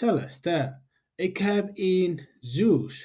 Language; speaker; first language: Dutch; non-native, fluent; Tigrinya